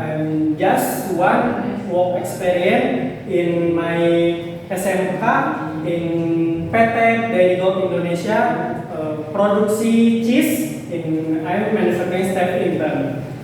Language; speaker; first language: English; non-native, learner; Indonesian